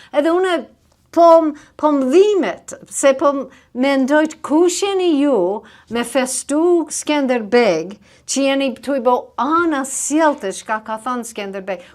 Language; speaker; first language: Albanian; non-native, fluent; English